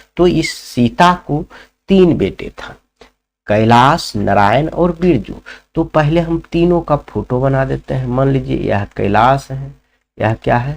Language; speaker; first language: Hindi; native; Hindi